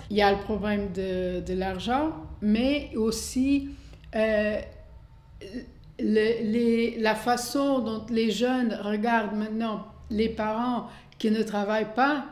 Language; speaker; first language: French; non-native, fluent; Portuguese